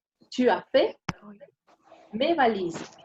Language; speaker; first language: French; non-native, fluent; Spanish